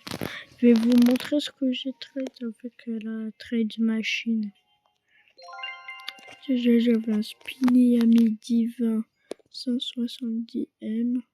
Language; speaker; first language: French; native; French